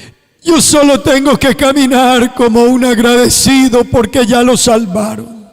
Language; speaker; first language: Spanish; native; Spanish